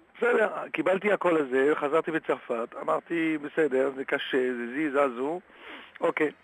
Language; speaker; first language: Hebrew; non-native, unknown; French